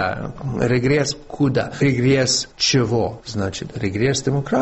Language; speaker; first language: Russian; non-native, fluent; English